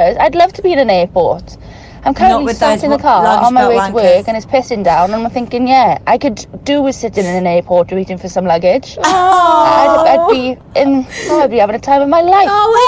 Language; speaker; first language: English; native; English